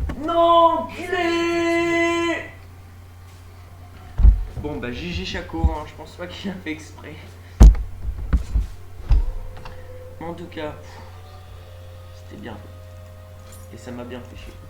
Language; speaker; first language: French; native; French